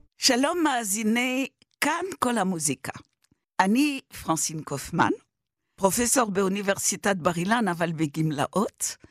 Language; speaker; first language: Hebrew; non-native, fluent; French